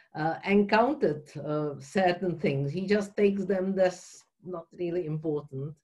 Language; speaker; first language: English; non-native, fluent; Czech